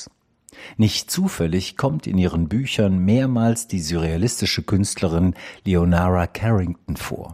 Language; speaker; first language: German; native; German